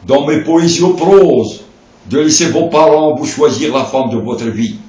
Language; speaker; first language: French; non-native, local second language; Arabic